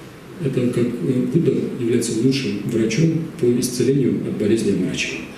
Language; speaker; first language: Russian; native; Russian